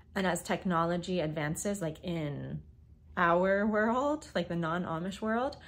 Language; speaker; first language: English; native; English